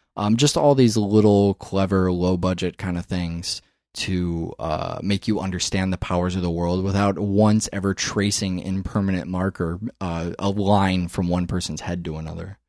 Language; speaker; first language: English; native; English